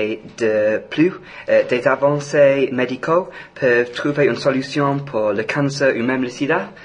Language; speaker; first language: French; non-native, fluent; English